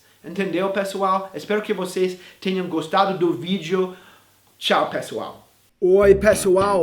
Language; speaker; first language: Portuguese; non-native, fluent; English